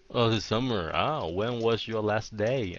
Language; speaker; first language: English; early bilingual, heritage; Vietnamese